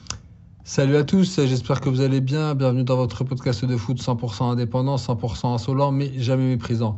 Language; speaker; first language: French; native; French